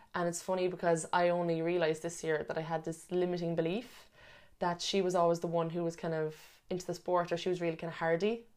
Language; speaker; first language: English; native; English